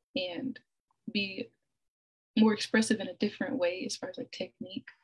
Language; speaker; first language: English; native; English